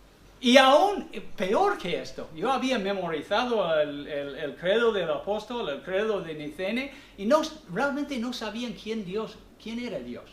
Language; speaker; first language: Spanish; non-native, fluent; English